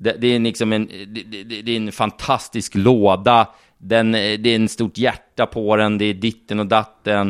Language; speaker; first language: Swedish; native; Swedish